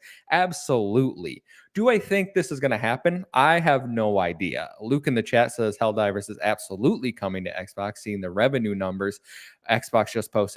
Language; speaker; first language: English; native; English